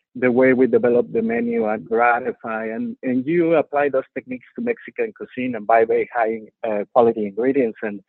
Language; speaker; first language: English; non-native, fluent; Spanish